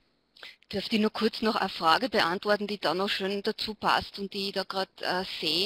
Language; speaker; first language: German; native; German